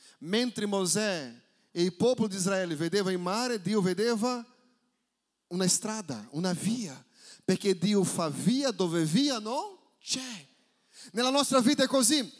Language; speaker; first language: Italian; non-native, fluent; Portuguese